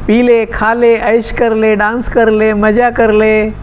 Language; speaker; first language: Hindi; non-native, local second language; Marathi